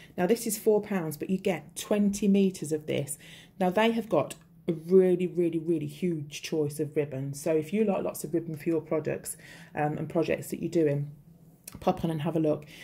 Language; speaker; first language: English; native; English